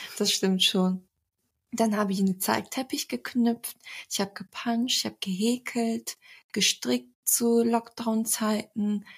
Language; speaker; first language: German; early bilingual, other home language; Turkish